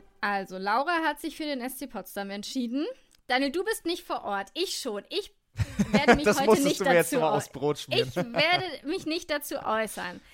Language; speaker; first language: German; native; German